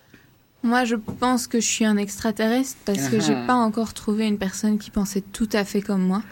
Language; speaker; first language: French; native; French